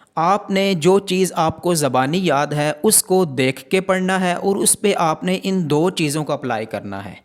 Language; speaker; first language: Urdu; native; Urdu